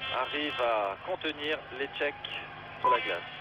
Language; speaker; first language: French; native; French